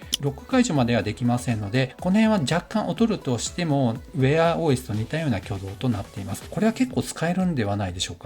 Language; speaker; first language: Japanese; native; Japanese